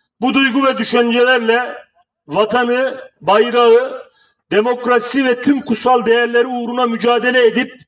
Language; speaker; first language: Turkish; native; Turkish